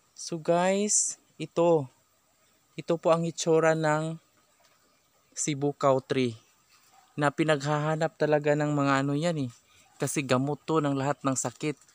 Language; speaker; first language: Filipino; native; Filipino